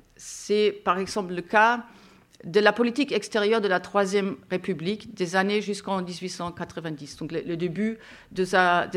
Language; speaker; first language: French; non-native, fluent; German